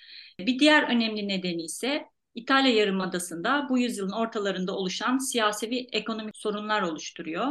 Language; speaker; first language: Turkish; native; Turkish